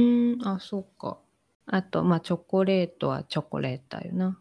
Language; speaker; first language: Japanese; native; Japanese